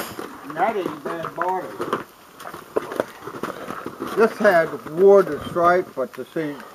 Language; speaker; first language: English; native; English